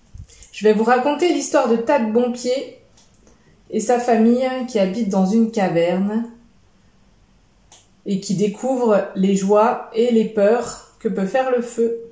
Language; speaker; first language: French; native; French